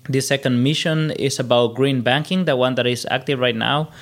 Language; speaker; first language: English; non-native, fluent; Spanish